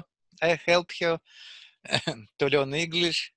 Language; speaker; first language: English; non-native, learner; Russian